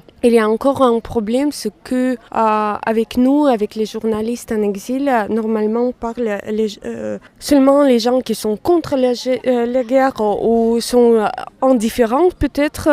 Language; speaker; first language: French; non-native, fluent; Russian